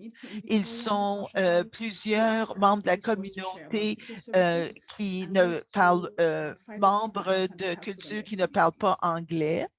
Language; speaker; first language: French; non-native, fluent; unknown